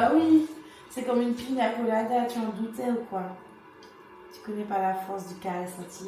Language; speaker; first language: French; native; French